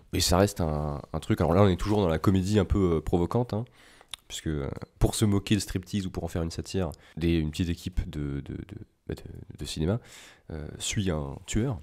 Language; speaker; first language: French; native; French